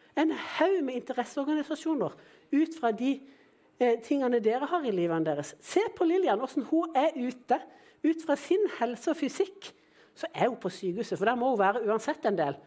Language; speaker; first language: Norwegian; native; Norwegian